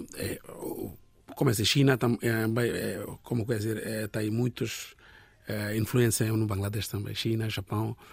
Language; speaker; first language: Portuguese; non-native, learner; Bangla